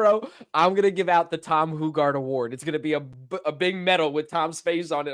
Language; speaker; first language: English; native; English